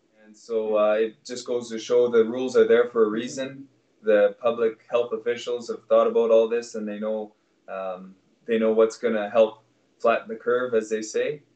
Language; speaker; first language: English; native; English